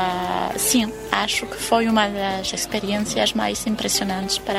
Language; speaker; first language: Portuguese; non-native, fluent; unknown